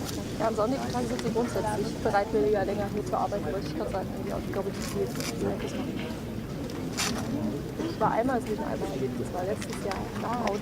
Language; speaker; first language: German; native; German